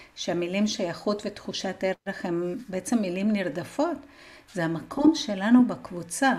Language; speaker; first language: Hebrew; non-native, fluent; Spanish